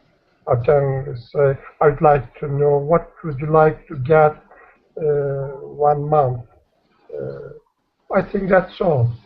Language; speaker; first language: English; non-native, learner; Turkish